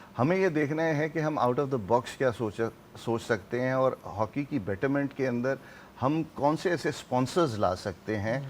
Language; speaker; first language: Urdu; native; Urdu